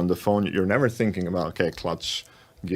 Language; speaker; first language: English; non-native, fluent; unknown